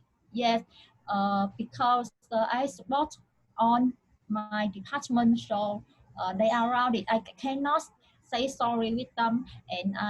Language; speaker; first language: English; non-native, learner; Vietnamese